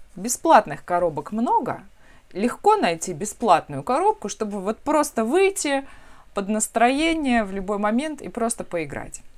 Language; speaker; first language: Russian; native; Russian